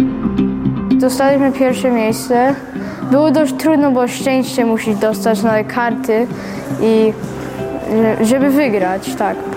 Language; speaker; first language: Polish; early bilingual, heritage; Polish